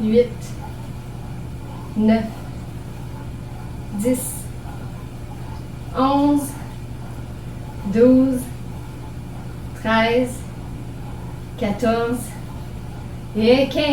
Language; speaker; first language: French; native; French